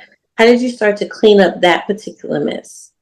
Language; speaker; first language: English; native; English